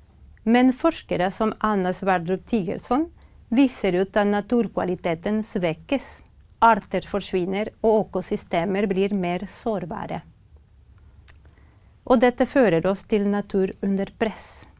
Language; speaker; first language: Norwegian; non-native, fluent; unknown